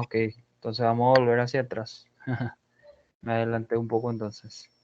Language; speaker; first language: Spanish; non-native, fluent; Portuguese